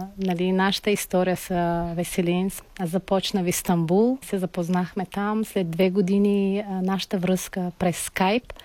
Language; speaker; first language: Bulgarian; non-native, fluent; Tajik